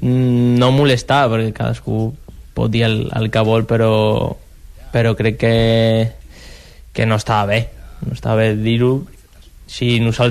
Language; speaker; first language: Catalan; non-native, local second language; Spanish